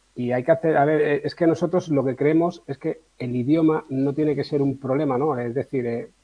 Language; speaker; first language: Spanish; native; Spanish